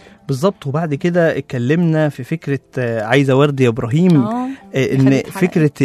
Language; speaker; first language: Arabic; native; Arabic